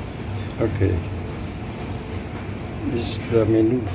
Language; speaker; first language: English; non-native, learner; Filipino